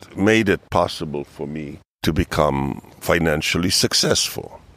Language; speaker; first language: English; early bilingual, other home language; Hebrew